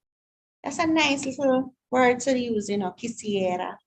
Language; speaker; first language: English; native; English